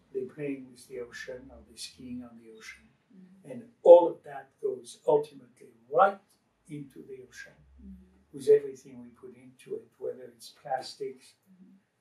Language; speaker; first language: English; non-native, fluent; French